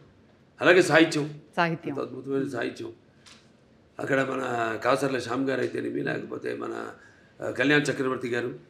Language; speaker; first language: Telugu; native; Telugu